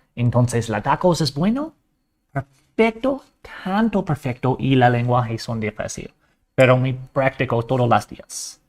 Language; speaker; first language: Spanish; non-native, learner; English